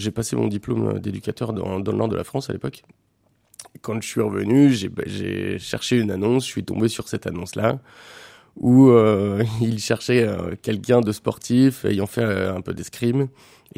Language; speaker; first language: French; native; French